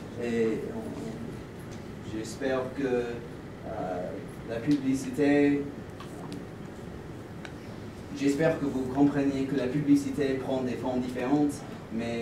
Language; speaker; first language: French; non-native, learner; English